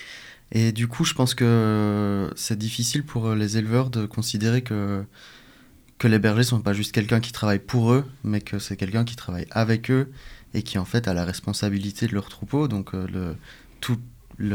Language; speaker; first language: French; native; French